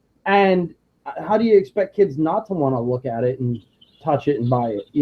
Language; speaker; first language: English; native; English